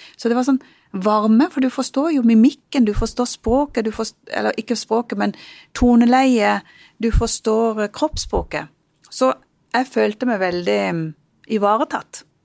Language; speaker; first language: Norwegian; early bilingual, other home language; Punjabi